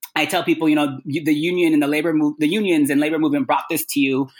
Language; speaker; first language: English; native; English